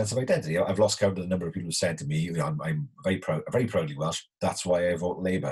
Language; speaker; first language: English; native; English